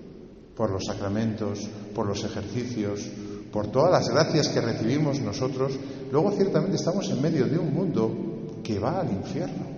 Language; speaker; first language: Spanish; native; Spanish